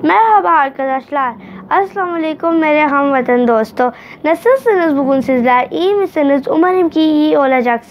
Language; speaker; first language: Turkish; non-native, learner; Urdu